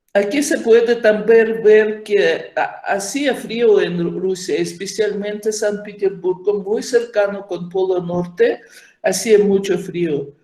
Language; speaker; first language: Spanish; non-native, fluent; Ukrainian